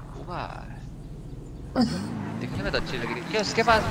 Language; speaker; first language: Hindi; native; Hindi